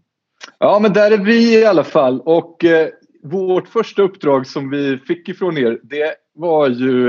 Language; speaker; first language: Swedish; native; Swedish